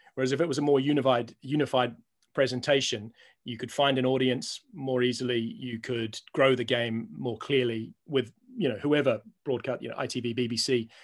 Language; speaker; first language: English; native; English